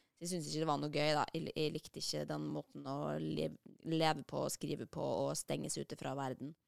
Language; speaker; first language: Norwegian; native; Norwegian